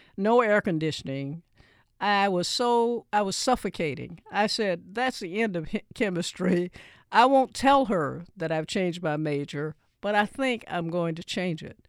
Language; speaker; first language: English; native; English